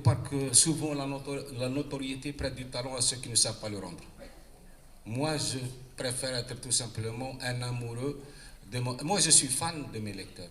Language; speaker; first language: French; non-native, local second language; Arabic